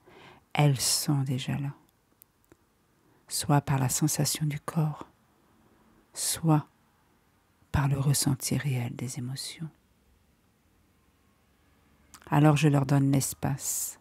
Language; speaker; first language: French; native; French